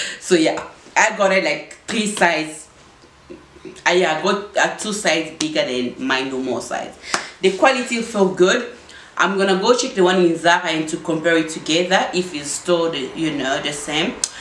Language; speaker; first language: English; non-native, fluent; Lingala